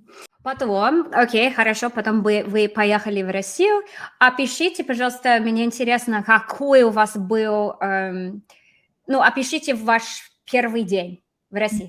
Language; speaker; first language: Russian; non-native, fluent; English